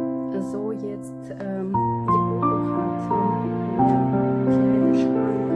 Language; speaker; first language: German; non-native, fluent; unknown